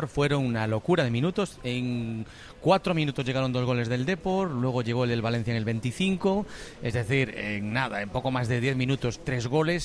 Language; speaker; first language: Spanish; native; Spanish